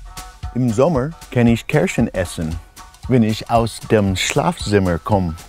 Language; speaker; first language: German; non-native, learner; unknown